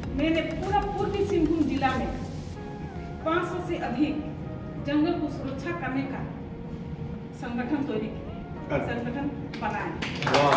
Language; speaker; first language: Hindi; non-native, local second language; Santali